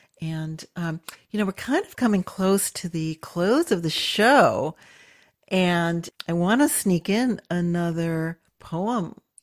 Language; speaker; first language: English; native; English